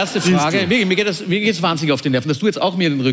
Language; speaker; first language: German; native; German